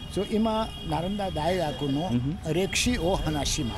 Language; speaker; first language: Japanese; non-native, learner; Hindi